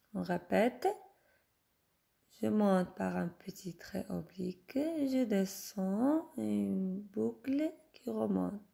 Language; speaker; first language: French; non-native, local second language; Arabic